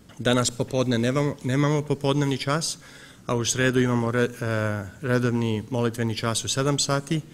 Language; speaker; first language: Serbian; early bilingual, heritage; Serbian